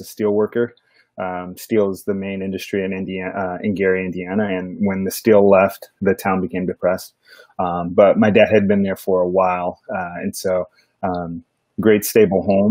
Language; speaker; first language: English; native; English